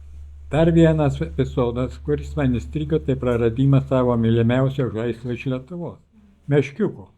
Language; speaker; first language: Lithuanian; native; Lithuanian